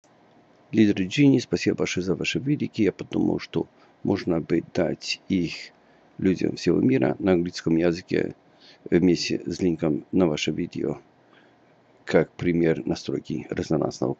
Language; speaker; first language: Russian; non-native, learner; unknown